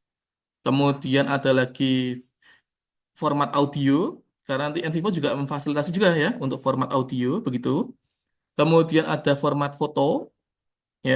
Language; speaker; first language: Indonesian; native; Indonesian